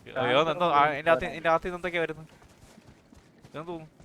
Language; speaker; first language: Malayalam; native; Malayalam